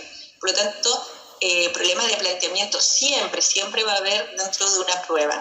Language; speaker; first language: Spanish; native; Spanish